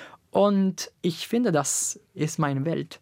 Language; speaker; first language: German; non-native, learner; Italian